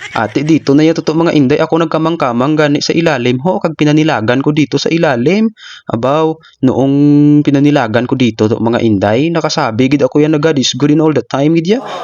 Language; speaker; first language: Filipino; non-native, local second language; Hiligaynon